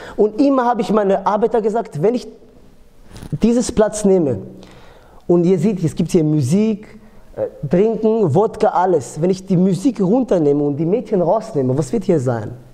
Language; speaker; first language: German; early bilingual, other home language; Georgian